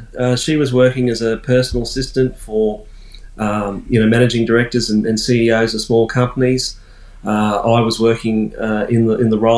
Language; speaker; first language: English; native; English